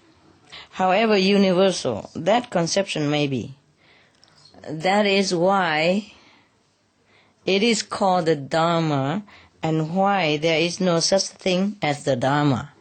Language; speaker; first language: English; non-native, fluent; Vietnamese